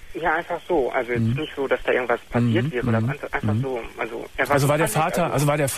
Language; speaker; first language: German; native; German